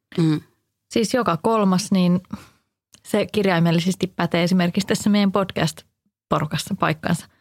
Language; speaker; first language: Finnish; native; Finnish